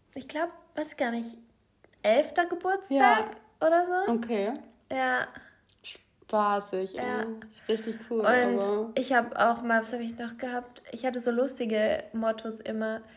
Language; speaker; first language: German; native; German